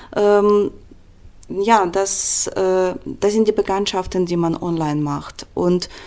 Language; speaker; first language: German; non-native, fluent; Russian